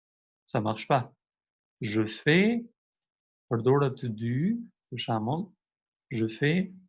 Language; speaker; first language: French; non-native, fluent; Albanian